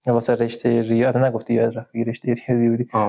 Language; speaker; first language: Persian; native; Persian